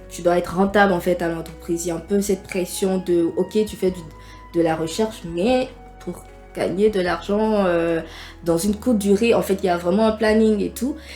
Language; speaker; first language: French; native; French